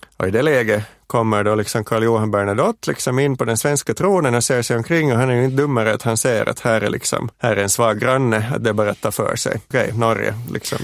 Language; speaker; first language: Swedish; native; Swedish